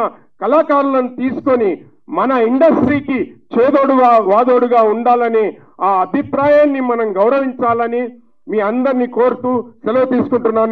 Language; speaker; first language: Telugu; native; Telugu